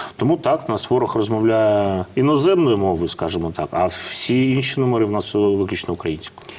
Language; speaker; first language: Ukrainian; non-native, fluent; Russian